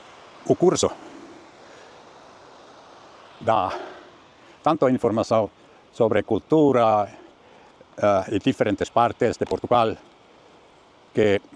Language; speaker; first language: Portuguese; non-native, learner; Finnish